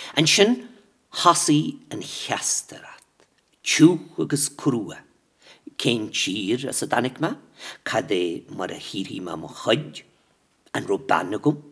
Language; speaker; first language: Irish; native; Irish